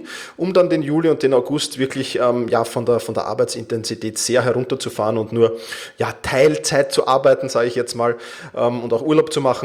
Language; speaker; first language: German; native; German